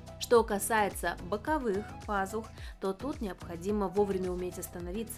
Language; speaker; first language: Russian; native; Russian